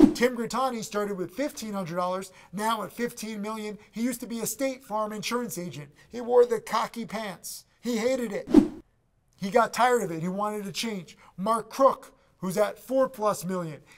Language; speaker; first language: English; native; English